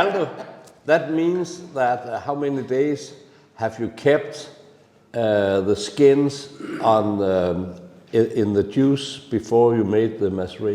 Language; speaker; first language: English; non-native, fluent; Danish